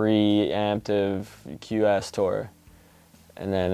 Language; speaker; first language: English; native; English